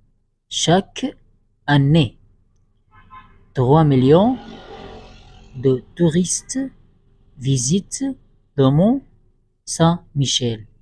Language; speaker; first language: French; non-native, fluent; Arabic